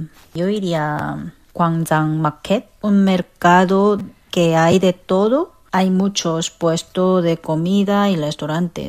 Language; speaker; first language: Spanish; non-native, fluent; Korean